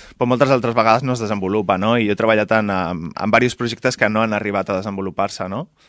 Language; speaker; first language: Catalan; non-native, local second language; Spanish